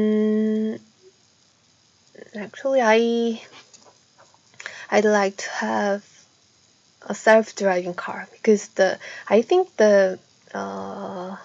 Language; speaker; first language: English; non-native, fluent; Korean